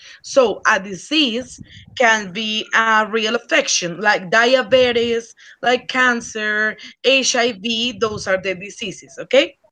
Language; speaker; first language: English; non-native, fluent; Spanish